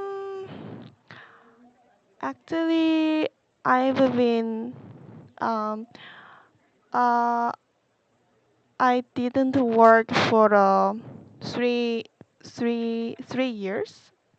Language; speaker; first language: English; non-native, learner; Korean